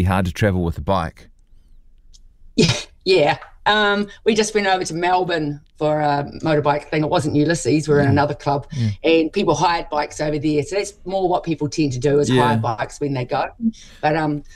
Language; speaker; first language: English; native; English